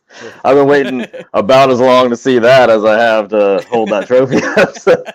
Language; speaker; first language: English; native; English